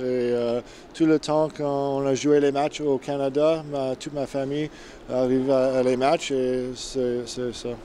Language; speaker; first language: French; non-native, learner; English